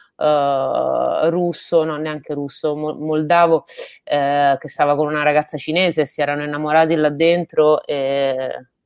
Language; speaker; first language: Italian; native; Italian